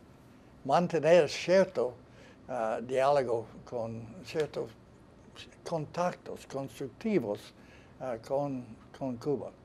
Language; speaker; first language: Spanish; non-native, fluent; English